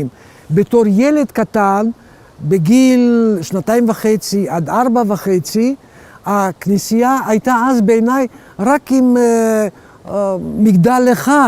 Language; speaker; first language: Hebrew; early bilingual, other home language; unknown